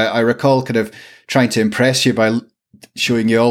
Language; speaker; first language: English; native; English